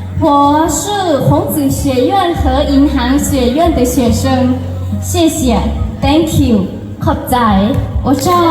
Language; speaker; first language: Chinese; non-native, learner; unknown